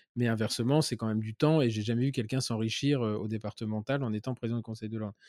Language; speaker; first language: French; native; French